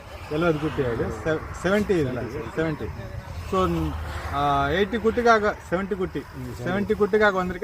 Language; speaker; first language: Tamil; non-native, learner; Telugu